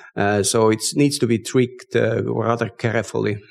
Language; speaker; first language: English; non-native, fluent; Estonian